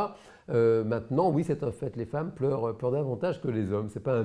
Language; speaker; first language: French; native; French